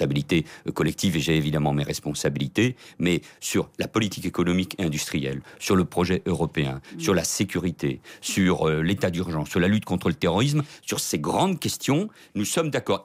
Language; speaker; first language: French; early bilingual, other home language; Catalan